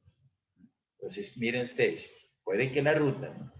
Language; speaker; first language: Spanish; native; Spanish